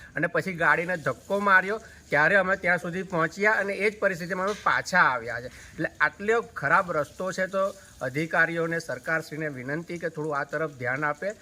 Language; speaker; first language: Gujarati; native; Gujarati